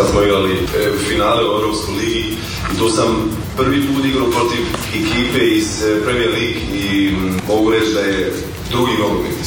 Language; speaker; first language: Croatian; early bilingual, heritage; Croatian